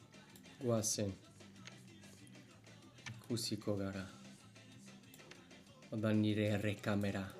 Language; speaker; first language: Basque; non-native, learner; English